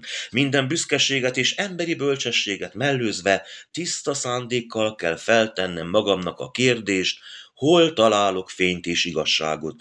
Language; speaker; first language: Hungarian; native; Hungarian